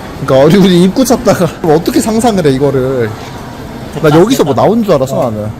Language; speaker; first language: Korean; native; Korean